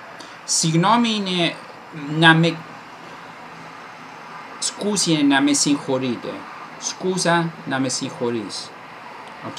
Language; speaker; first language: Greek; non-native, fluent; Italian